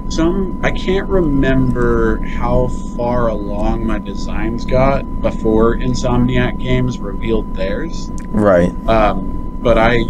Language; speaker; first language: English; native; English